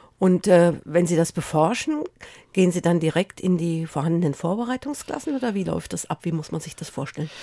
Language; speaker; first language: German; native; German